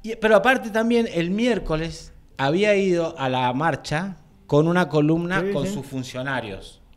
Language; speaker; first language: Spanish; native; Spanish